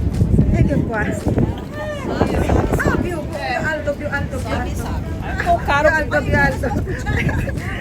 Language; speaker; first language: Italian; non-native, learner; Filipino